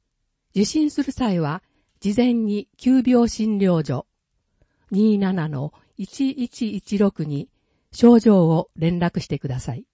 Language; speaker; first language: Japanese; native; Japanese